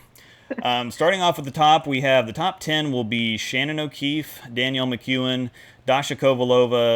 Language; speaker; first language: English; native; English